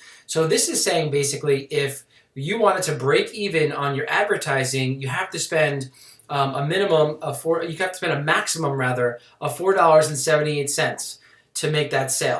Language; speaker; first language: English; native; English